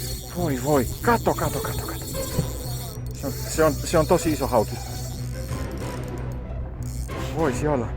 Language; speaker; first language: Finnish; non-native, learner; English